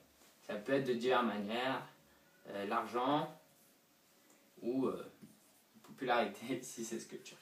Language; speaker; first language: French; native; French